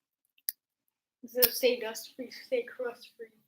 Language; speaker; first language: English; native; English